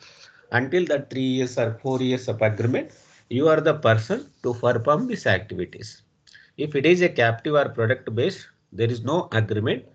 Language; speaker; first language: English; non-native, local second language; Telugu